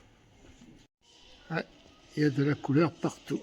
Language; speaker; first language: French; native; French